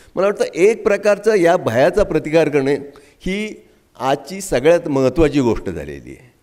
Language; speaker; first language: Marathi; native; Marathi